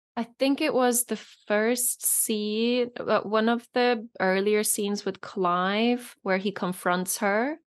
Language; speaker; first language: English; non-native, fluent; Norwegian